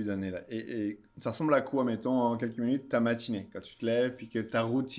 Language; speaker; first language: French; native; French